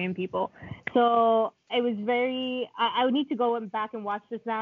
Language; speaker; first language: English; non-native, fluent; Spanish